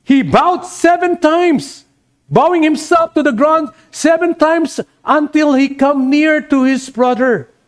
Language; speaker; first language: English; non-native, local second language; Filipino